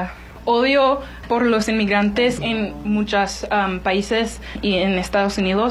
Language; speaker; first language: Spanish; non-native, learner; English